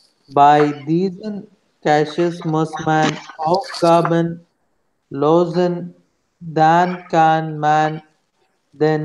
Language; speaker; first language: German; non-native, learner; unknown